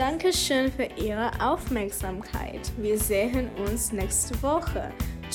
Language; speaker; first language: German; non-native, learner; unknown